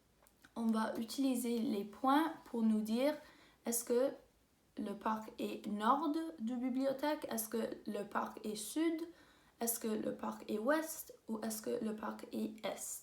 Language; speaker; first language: French; non-native, local second language; English